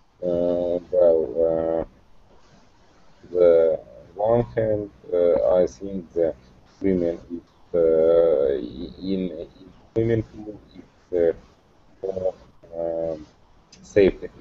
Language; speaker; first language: English; non-native, learner; Russian